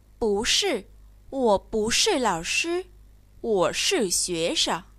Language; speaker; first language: Chinese; non-native, fluent; Vietnamese